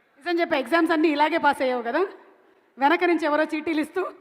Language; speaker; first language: Telugu; native; Telugu